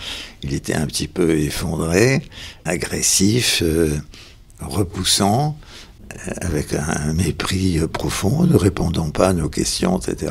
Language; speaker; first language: French; native; French